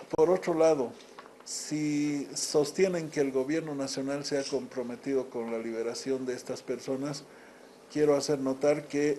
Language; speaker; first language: Spanish; native; Spanish